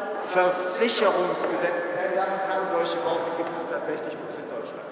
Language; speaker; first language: German; native; German